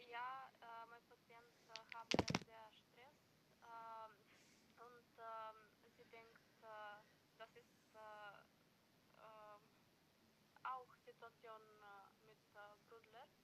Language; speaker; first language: German; non-native, learner; Macedonian